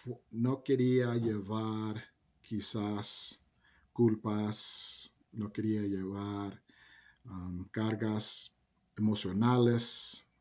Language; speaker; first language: Spanish; early bilingual, heritage; Spanish